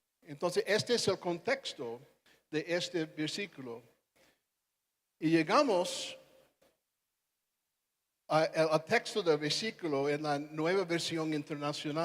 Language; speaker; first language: Spanish; non-native, fluent; English